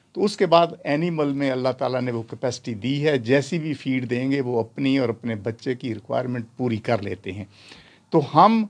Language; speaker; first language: Urdu; non-native, local second language; Punjabi